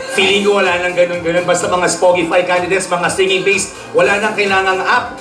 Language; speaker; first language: Filipino; native; Filipino